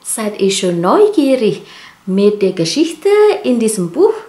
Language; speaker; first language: German; non-native, fluent; Indonesian